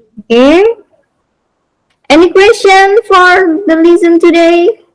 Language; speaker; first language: English; non-native, learner; Indonesian